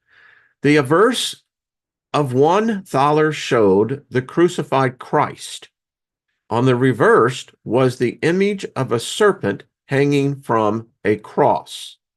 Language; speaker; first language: English; native; English